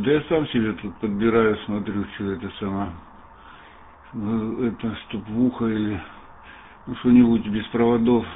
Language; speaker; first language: Russian; native; Russian